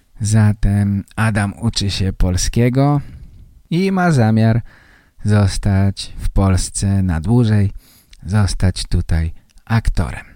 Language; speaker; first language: Polish; native; Polish